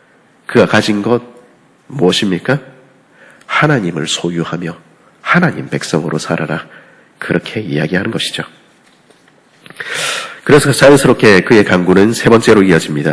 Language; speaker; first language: Korean; native; Korean